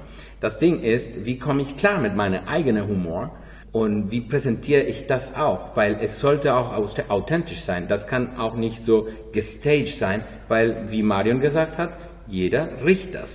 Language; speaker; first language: German; non-native, fluent; Spanish